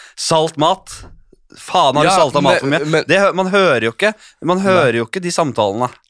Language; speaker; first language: Norwegian; native; Norwegian